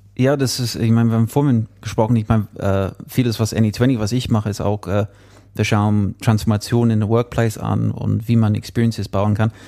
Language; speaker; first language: German; non-native, fluent; English